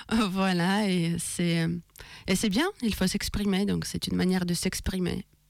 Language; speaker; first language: French; non-native, fluent; Russian